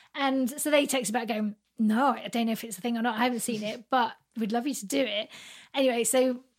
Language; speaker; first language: English; native; English